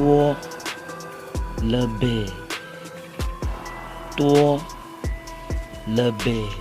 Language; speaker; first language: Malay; non-native, learner; Chinese